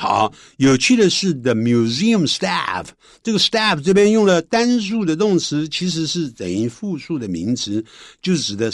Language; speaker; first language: Chinese; native; Chinese